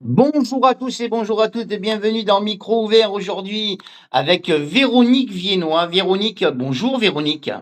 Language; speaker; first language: French; native; French